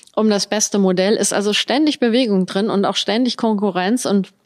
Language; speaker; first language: German; native; German